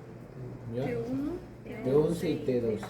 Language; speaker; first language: Spanish; native; Spanish